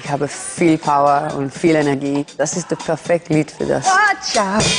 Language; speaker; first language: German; non-native, learner; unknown